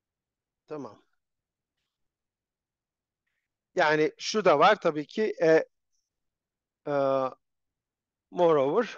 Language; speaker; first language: Turkish; native; Turkish